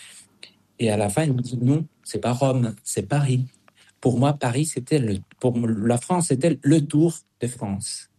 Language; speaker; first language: French; non-native, fluent; Spanish